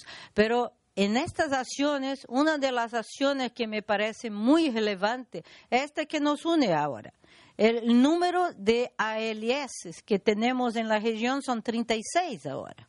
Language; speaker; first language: Spanish; non-native, learner; Portuguese